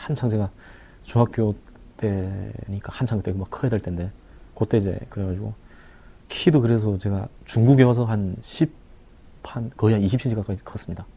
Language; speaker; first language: Korean; native; Korean